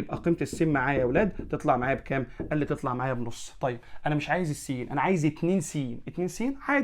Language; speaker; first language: Arabic; native; Arabic